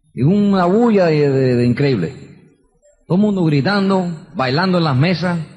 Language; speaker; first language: Spanish; early bilingual, heritage; Spanish